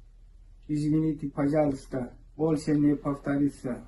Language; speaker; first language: Russian; non-native, learner; Uzbek